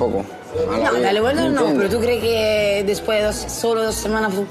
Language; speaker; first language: Spanish; non-native, fluent; Italian